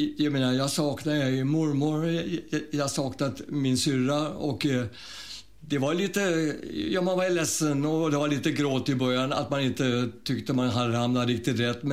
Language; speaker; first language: Swedish; non-native, fluent; German